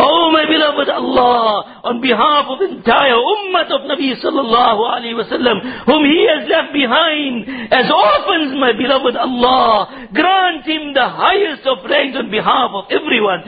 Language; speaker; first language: English; non-native, local second language; Urdu